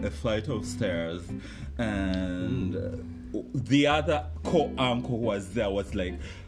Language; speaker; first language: English; non-native, local second language; Ganda